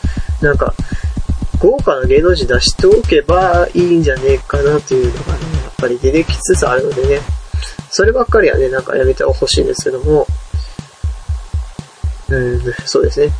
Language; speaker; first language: Japanese; native; Japanese